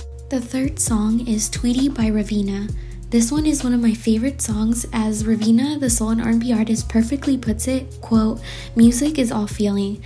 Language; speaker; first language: English; early bilingual, other home language; Spanish